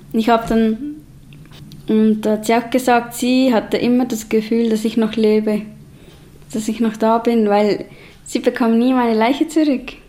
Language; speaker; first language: German; native; German